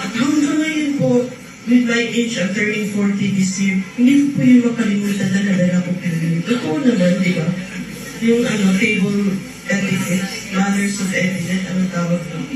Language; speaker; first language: Filipino; non-native, local second language; Cebuano